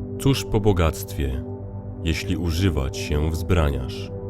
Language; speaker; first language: Polish; native; Polish